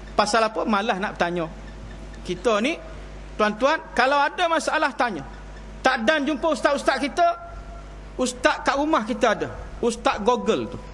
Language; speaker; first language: Malay; native; Malay